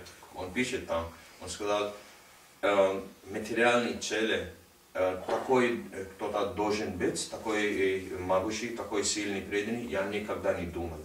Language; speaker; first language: Russian; non-native, learner; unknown